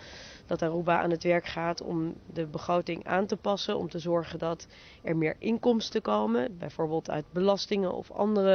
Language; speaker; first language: Dutch; native; Dutch